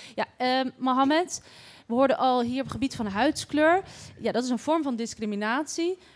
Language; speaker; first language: Dutch; native; Dutch